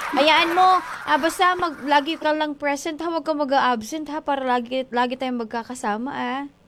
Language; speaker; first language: Filipino; non-native, local second language; Cebuano